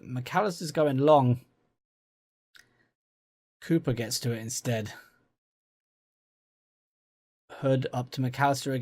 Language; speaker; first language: English; native; English